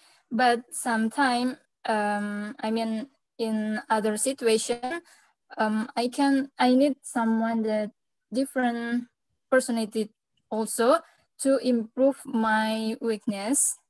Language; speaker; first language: English; non-native, learner; Indonesian